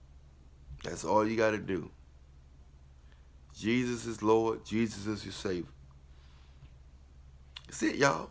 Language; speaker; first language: English; native; English